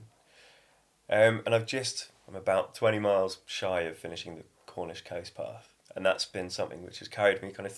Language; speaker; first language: English; native; English